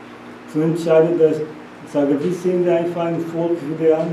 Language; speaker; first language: German; non-native, learner; Portuguese